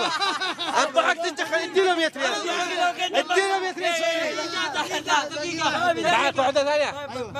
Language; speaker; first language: Arabic; native; Arabic